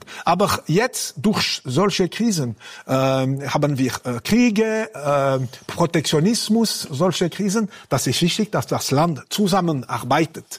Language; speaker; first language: German; non-native, local second language; French